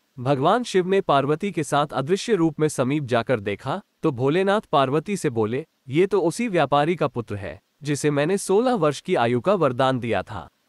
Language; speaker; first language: Hindi; non-native, local second language; Gujarati